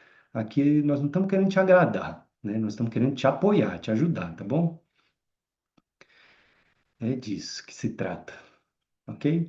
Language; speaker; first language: Portuguese; native; Portuguese